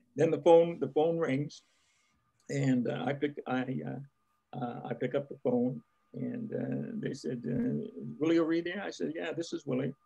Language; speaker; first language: English; native; English